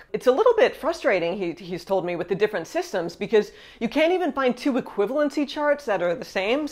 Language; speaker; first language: English; native; English